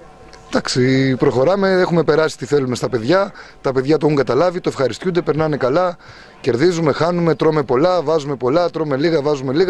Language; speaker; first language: Greek; native; Greek